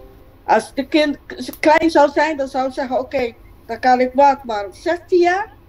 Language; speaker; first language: Dutch; non-native, local second language; Papiamento